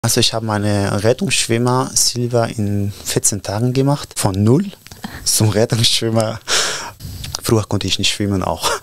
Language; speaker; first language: German; non-native, learner; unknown